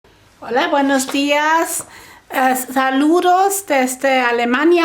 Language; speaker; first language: Spanish; non-native, fluent; German